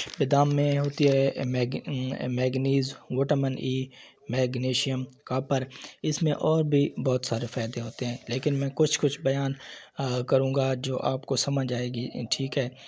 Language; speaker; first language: Urdu; non-native, local second language; Punjabi